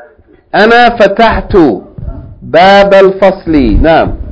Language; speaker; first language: Arabic; non-native, fluent; English